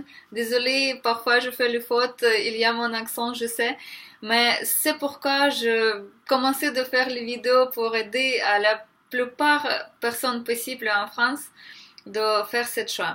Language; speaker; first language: French; non-native, learner; Ukrainian